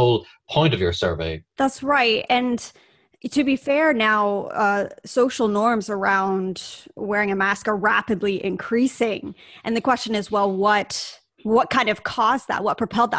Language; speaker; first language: English; native; English